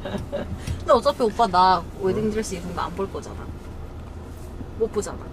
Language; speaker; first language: Korean; native; Korean